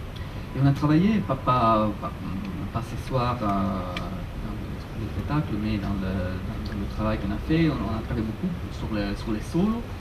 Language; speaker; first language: French; non-native, fluent; Italian